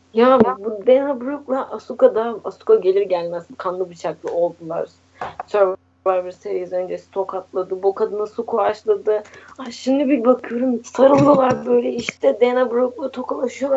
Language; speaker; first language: Turkish; native; Turkish